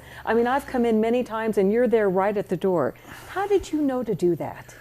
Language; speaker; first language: English; native; English